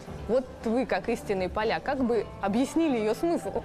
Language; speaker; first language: Russian; native; Russian